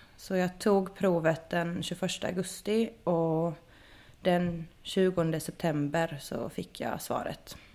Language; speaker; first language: Swedish; native; Swedish